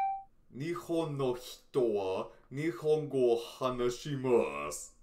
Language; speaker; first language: Japanese; non-native, learner; English